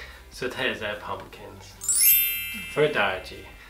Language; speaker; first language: Portuguese; non-native, learner; English